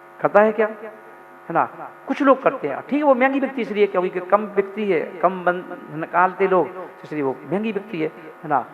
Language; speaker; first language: Hindi; native; Hindi